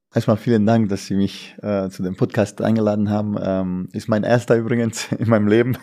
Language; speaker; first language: German; non-native, fluent; Bosnian